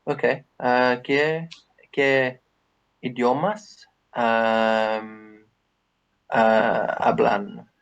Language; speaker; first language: Spanish; non-native, learner; English